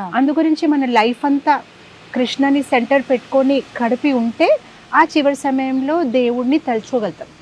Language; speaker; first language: Telugu; non-native, fluent; Gujarati